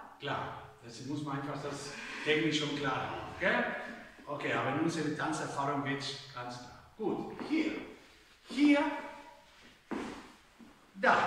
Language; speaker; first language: German; non-native, fluent; Spanish